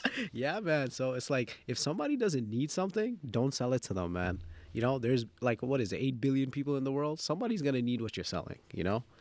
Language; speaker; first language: English; early bilingual, other home language; Bangla